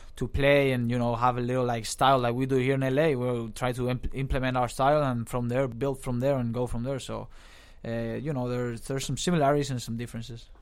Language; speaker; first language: English; non-native, fluent; Spanish